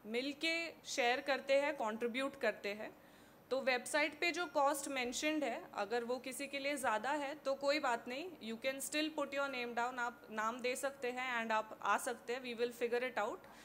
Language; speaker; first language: Hindi; non-native, local second language; Marathi